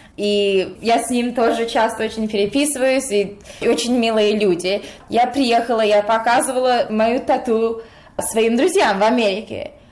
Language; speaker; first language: Russian; early bilingual, heritage; Russian